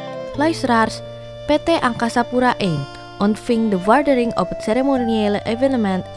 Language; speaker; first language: Dutch; non-native, fluent; Indonesian